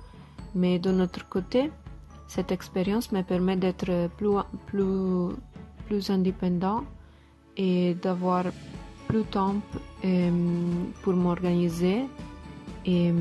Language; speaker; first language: French; non-native, learner; Italian